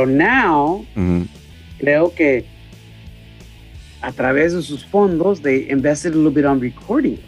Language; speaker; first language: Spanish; early bilingual, heritage; Spanish